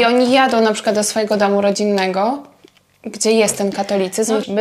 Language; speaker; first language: Polish; native; Polish